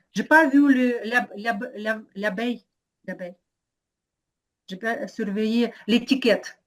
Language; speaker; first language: French; non-native, learner; Ukrainian